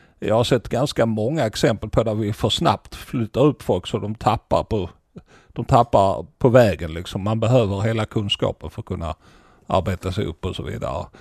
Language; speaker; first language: Swedish; native; Swedish